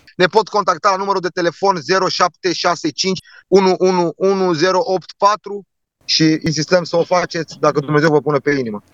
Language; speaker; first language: Romanian; non-native, local second language; Turkish